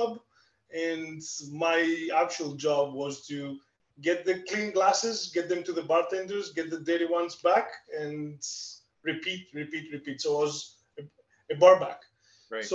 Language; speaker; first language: English; non-native, fluent; Greek